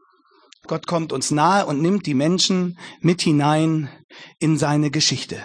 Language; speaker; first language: German; native; German